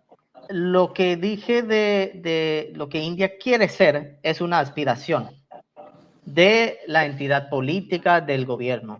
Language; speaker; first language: Spanish; non-native, fluent; Tamil